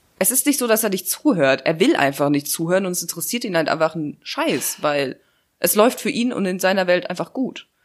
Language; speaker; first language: German; early bilingual, other home language; Russian